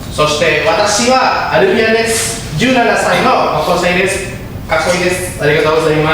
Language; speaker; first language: Japanese; non-native, learner; Indonesian